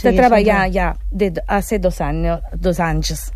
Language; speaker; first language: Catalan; non-native, learner; Italian